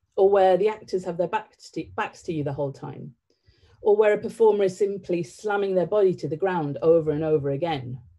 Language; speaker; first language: English; native; English